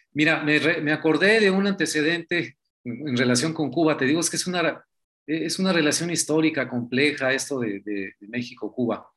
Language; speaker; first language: Spanish; native; Spanish